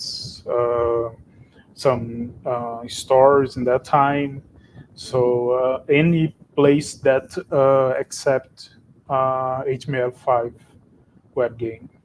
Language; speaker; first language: English; non-native, fluent; Portuguese